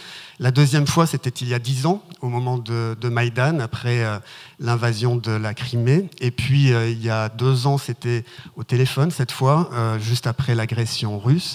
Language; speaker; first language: French; native; French